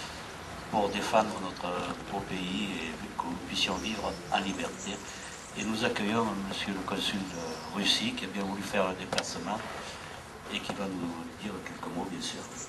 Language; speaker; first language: French; native; French